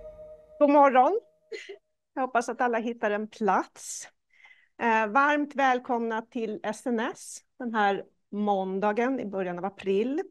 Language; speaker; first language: Swedish; native; Swedish